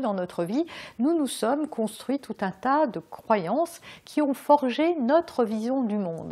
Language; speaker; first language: French; native; French